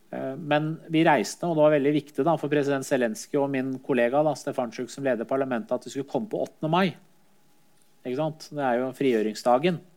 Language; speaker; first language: Norwegian; early bilingual, other home language; Persian